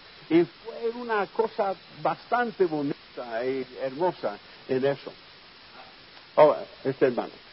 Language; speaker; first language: Spanish; non-native, fluent; English